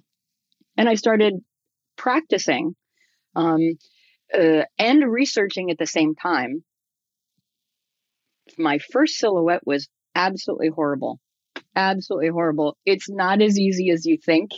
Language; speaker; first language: English; native; English